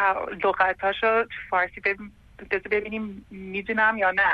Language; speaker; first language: Persian; early bilingual, heritage; Persian